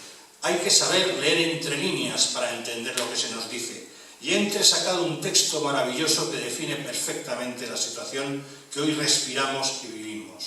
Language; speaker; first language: Spanish; native; Spanish